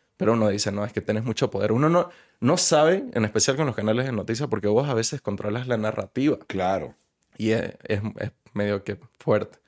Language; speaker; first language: Spanish; native; Spanish